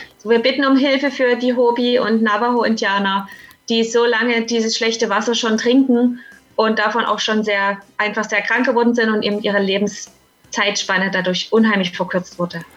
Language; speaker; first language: German; native; German